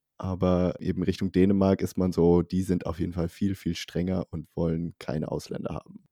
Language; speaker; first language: German; native; German